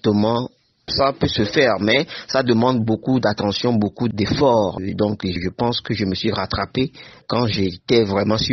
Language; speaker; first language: French; non-native, local second language; Ewe